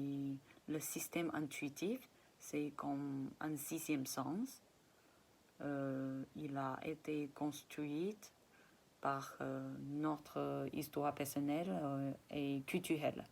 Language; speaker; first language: French; non-native, fluent; Chinese